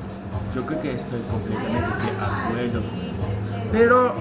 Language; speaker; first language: Spanish; non-native, learner; Japanese